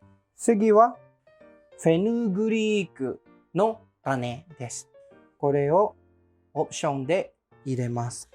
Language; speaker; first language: Japanese; non-native, fluent; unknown